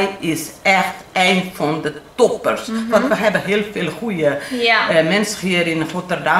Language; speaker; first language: Dutch; non-native, learner; Portuguese